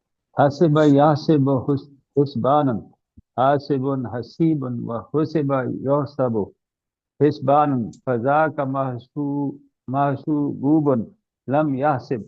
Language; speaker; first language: Arabic; non-native, learner; Urdu